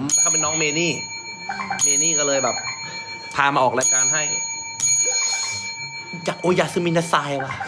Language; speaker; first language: Thai; native; Thai